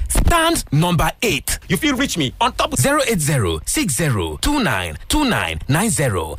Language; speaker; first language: Nigerian Pidgin; native; Nigerian Pidgin